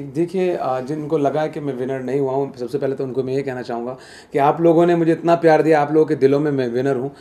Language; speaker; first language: Hindi; native; Hindi